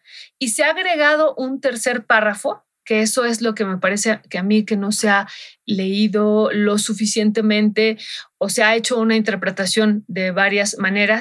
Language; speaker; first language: Spanish; native; Spanish